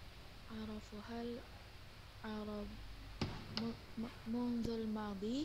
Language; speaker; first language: Arabic; non-native, learner; Indonesian